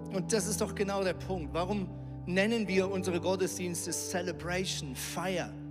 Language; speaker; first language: German; native; German